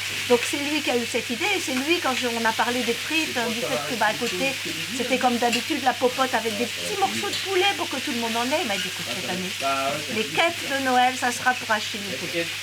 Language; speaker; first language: French; native; French